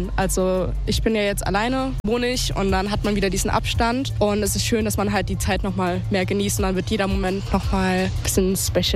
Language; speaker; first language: German; native; German